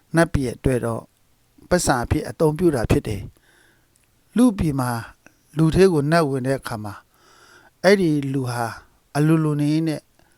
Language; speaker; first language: Burmese; non-native, local second language; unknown